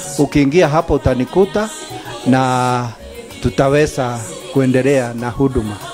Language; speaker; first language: Swahili; native; Swahili